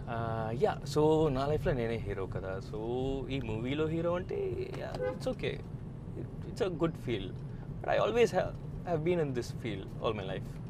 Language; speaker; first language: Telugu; non-native, learner; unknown